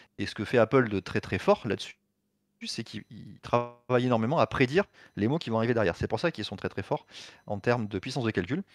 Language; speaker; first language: French; native; French